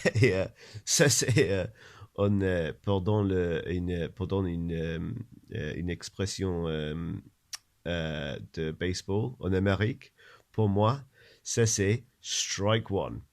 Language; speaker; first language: French; non-native, learner; English